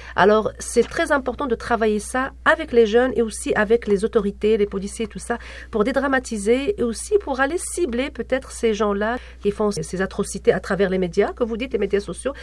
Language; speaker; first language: French; non-native, local second language; Arabic